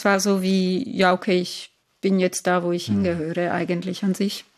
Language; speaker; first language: German; non-native, fluent; Italian